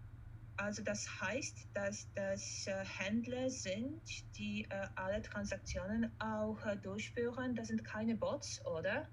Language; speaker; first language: German; non-native, fluent; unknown